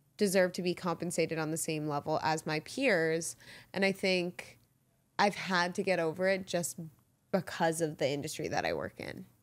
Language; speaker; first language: English; native; English